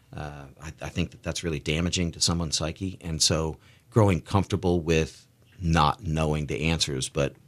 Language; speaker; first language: English; native; English